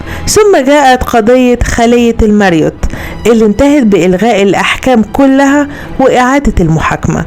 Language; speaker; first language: Arabic; native; Arabic